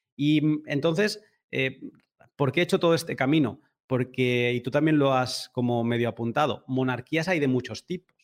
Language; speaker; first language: Spanish; native; Spanish